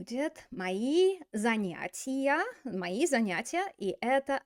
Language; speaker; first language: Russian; non-native, fluent; English